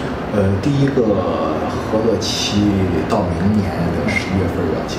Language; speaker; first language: Chinese; native; Chinese